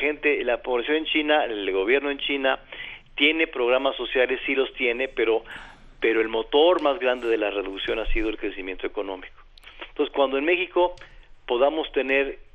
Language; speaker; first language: Spanish; native; Spanish